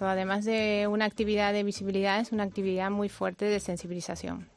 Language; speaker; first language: Spanish; native; Spanish